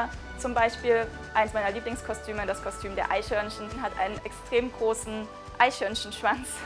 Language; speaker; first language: German; native; German